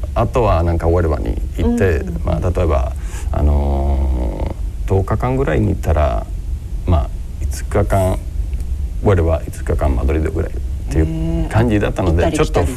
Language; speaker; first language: Japanese; non-native, fluent; Spanish